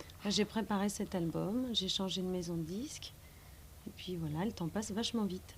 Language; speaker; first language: French; native; French